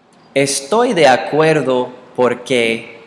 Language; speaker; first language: Spanish; non-native, fluent; English